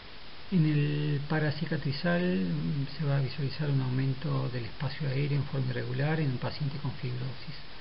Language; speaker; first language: Spanish; native; Spanish